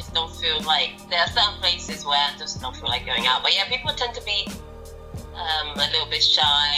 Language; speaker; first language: English; non-native, fluent; Portuguese